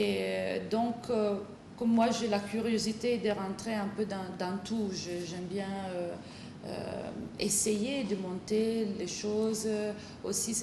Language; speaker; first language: French; non-native, fluent; Italian